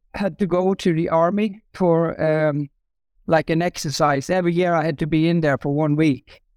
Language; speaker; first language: English; non-native, fluent; Norwegian